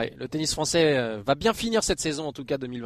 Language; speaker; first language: French; native; French